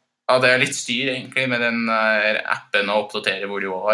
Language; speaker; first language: Norwegian; non-native, fluent; English